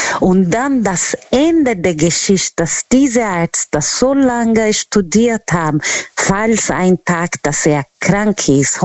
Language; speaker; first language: German; non-native, fluent; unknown